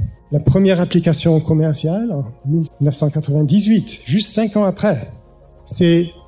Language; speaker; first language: French; early bilingual, heritage; French